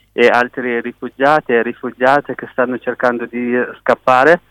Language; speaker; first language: Italian; early bilingual, other home language; Persian